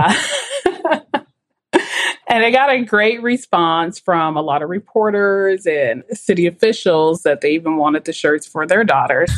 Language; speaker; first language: English; native; English